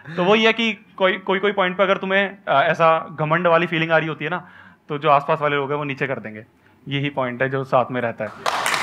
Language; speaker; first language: Hindi; native; Hindi